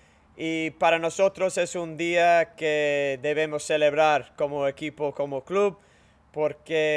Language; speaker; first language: Spanish; non-native, fluent; English